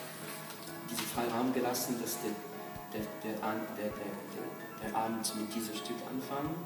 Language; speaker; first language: German; non-native, fluent; French